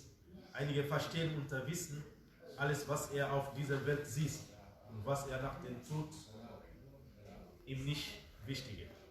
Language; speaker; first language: German; non-native, fluent; Fula